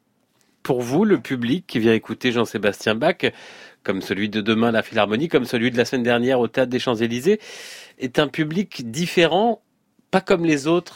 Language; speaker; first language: French; native; French